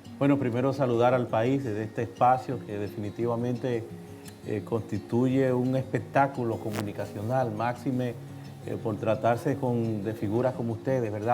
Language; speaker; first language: Spanish; native; Spanish